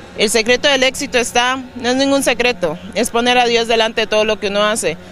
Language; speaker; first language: Spanish; native; Spanish